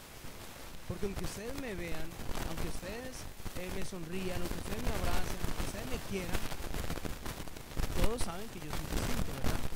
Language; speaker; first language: Spanish; native; Spanish